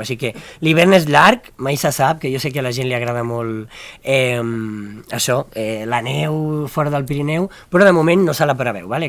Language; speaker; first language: Catalan; native; Catalan